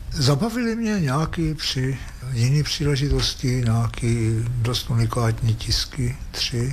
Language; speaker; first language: Czech; native; Czech